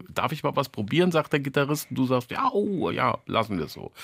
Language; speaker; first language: German; native; German